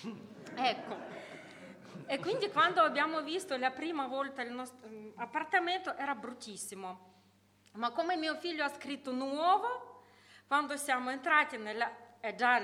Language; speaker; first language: Italian; non-native, learner; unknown